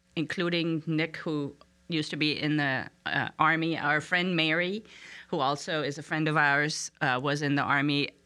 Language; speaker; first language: English; non-native, fluent; German